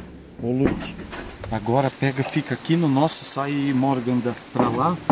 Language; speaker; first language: Portuguese; native; Portuguese